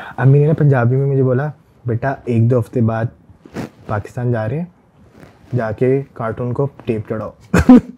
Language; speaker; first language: Urdu; early bilingual, heritage; Urdu